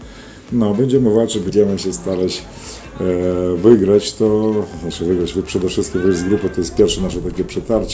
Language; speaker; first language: Polish; non-native, fluent; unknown